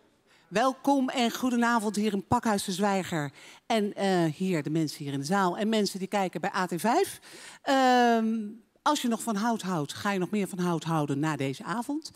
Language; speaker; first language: Dutch; native; Dutch